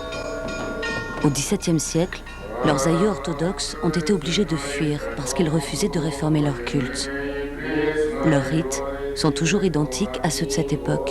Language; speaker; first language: French; native; French